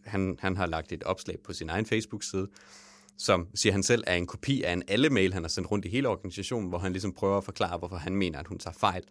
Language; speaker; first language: Danish; native; Danish